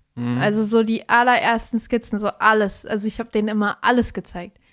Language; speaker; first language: German; native; German